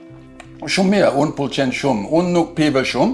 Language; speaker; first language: Albanian; non-native, learner; English